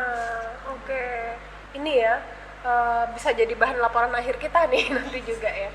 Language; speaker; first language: Indonesian; native; Indonesian